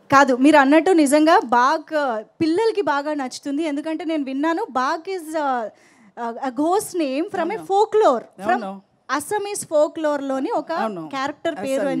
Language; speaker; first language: Telugu; native; Telugu